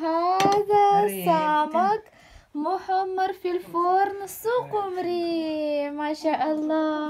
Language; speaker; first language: Arabic; non-native, fluent; Ukrainian